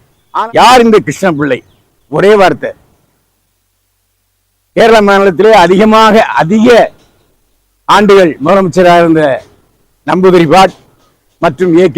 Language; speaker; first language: Tamil; native; Tamil